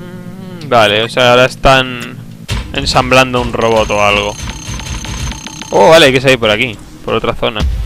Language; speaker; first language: Spanish; native; Spanish